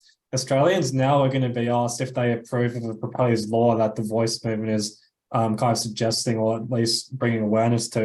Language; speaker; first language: English; native; English